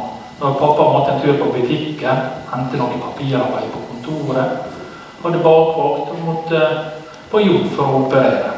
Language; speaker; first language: Norwegian; native; Norwegian